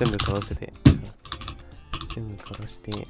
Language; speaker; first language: Japanese; non-native, learner; Chinese